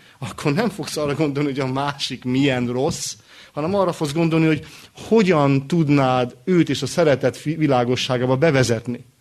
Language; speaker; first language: Hungarian; native; Hungarian